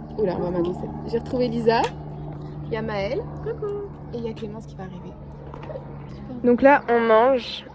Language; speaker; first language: French; native; French